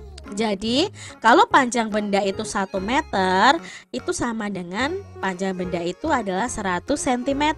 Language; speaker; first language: Indonesian; native; Indonesian